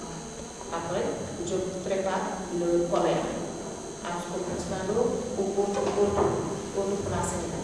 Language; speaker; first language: French; non-native, learner; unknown